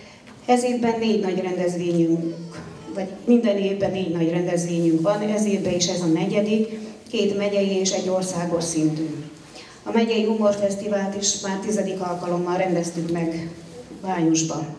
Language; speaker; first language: Hungarian; native; Hungarian